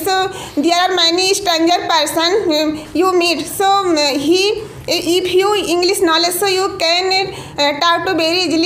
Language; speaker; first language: English; non-native, learner; Hindi